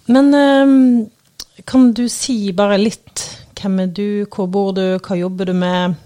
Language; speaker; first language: Norwegian; native; Norwegian